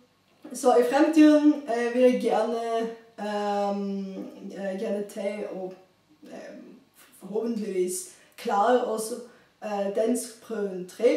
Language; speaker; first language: Danish; non-native, fluent; Bulgarian